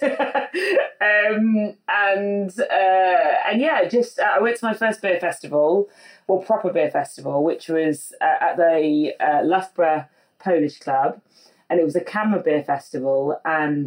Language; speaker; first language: English; native; English